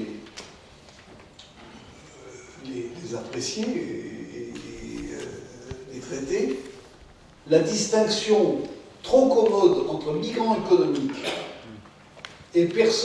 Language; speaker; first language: French; native; French